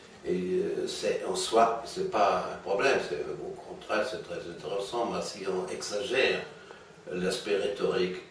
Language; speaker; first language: French; non-native, fluent; German